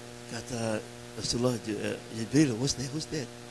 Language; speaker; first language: English; non-native, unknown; Indonesian